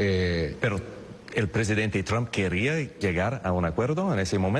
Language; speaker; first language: Spanish; non-native, fluent; English